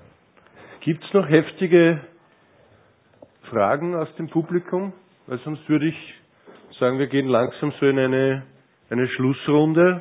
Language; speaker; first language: German; native; German